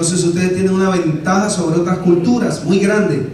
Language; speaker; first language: Spanish; native; Spanish